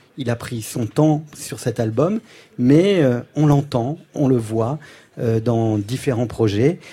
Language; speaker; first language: French; native; French